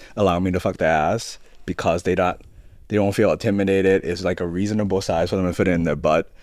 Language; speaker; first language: English; early bilingual, other home language; Cantonese